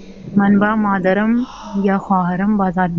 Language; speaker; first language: Persian; non-native, learner; Urdu